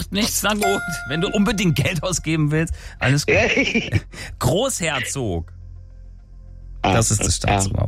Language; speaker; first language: German; native; German